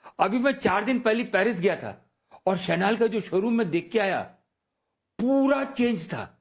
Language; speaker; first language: Hindi; native; Hindi